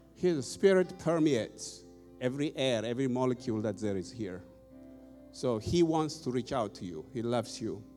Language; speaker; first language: English; non-native, fluent; Amharic